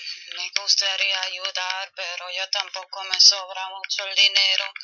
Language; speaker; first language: Spanish; non-native, fluent; German